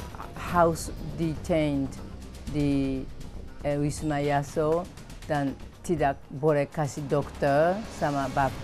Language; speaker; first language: Indonesian; non-native, fluent; Japanese